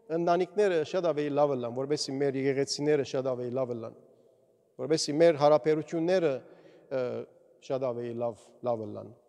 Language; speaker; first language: Armenian; early bilingual, heritage; Armenian